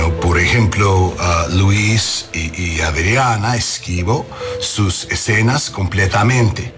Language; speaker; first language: Spanish; non-native, learner; English